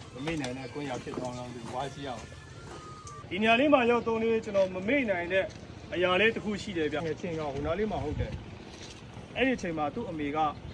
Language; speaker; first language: Burmese; non-native, local second language; Kachin